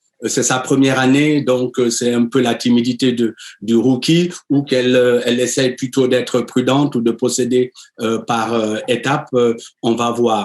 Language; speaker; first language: French; native; French